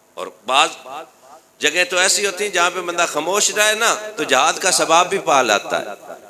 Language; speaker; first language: Urdu; non-native, local second language; Punjabi